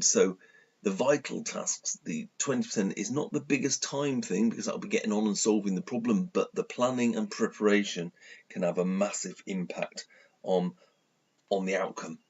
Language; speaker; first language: English; native; English